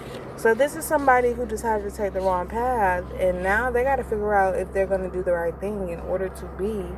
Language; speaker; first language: English; native; English